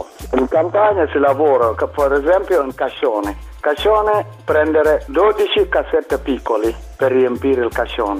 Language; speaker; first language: Italian; non-native, learner; Arabic